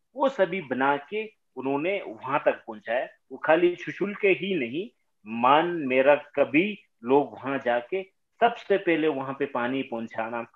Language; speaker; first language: Hindi; native; Hindi